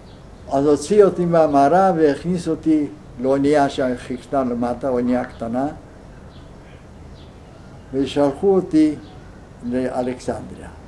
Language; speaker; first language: Hebrew; non-native, fluent; Yiddish